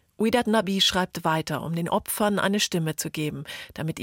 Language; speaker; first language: German; native; German